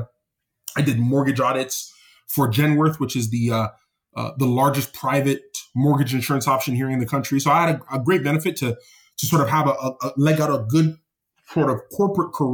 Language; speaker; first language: English; native; English